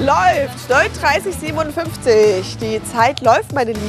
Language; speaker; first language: German; native; German